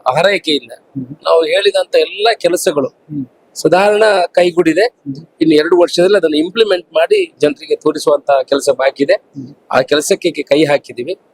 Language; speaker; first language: Kannada; non-native, local second language; Tulu